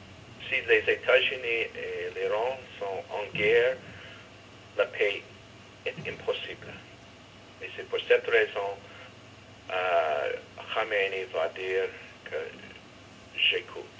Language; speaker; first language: French; non-native, learner; English